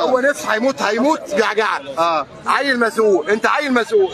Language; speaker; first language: Arabic; native; Arabic